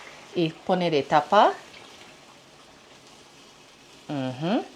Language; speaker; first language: Spanish; non-native, learner; English